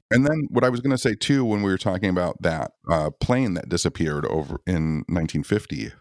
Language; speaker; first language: English; native; English